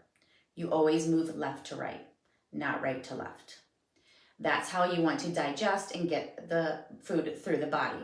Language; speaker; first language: English; native; English